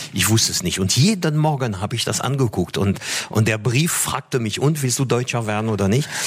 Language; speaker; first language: German; non-native, fluent; French